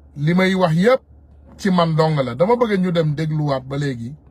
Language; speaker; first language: French; non-native, local second language; Wolof